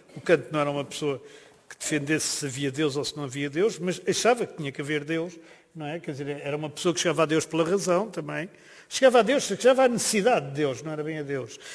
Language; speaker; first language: Portuguese; native; Portuguese